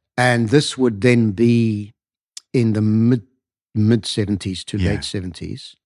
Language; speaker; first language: English; native; English